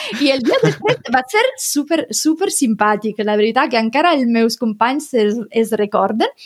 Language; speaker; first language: Catalan; non-native, fluent; Italian